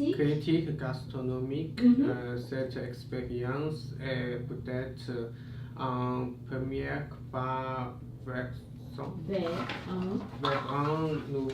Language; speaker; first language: French; non-native, learner; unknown